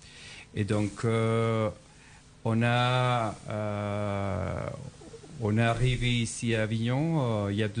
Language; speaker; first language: French; non-native, fluent; Spanish